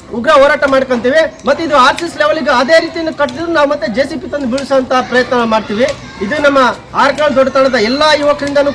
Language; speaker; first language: Kannada; non-native, local second language; Lambadi